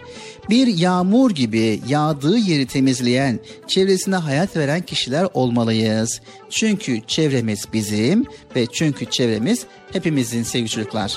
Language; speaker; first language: Turkish; native; Turkish